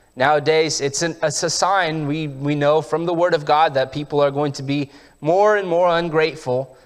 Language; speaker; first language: English; early bilingual, heritage; English